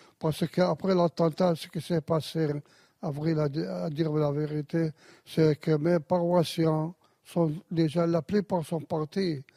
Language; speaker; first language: French; non-native, fluent; Arabic